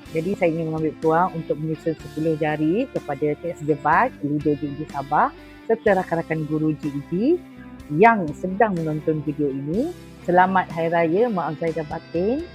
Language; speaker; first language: Malay; native; Malay